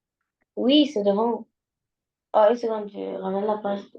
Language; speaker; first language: French; non-native, learner; Arabic